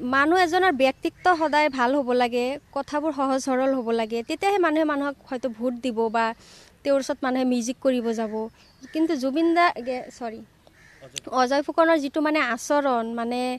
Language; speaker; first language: Assamese; non-native, local second language; Bangla